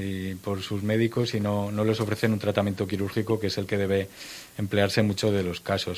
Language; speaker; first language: Spanish; native; Spanish